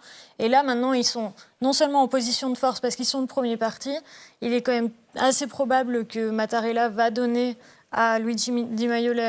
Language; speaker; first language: French; native; French